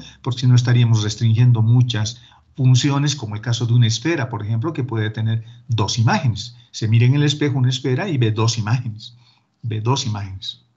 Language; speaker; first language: Spanish; native; Spanish